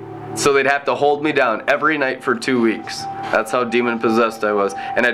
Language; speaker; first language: English; native; English